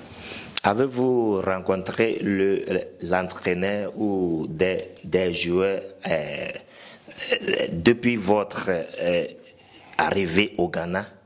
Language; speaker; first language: French; non-native, fluent; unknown